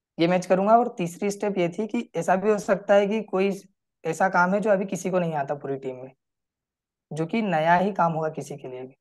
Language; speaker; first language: Hindi; native; Hindi